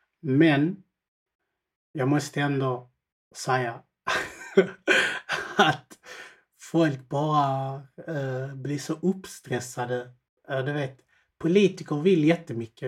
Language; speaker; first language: Swedish; early bilingual, other home language; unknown